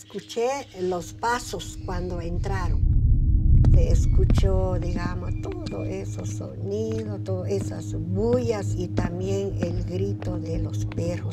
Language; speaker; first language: Spanish; non-native, local second language; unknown